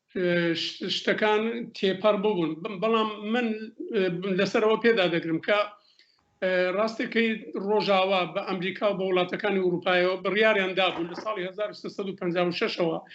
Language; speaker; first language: Central Kurdish; native; Central Kurdish